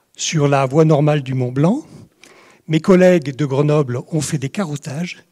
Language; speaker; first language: French; native; French